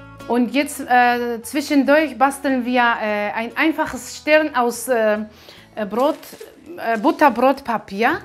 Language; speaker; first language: German; non-native, fluent; Aramaic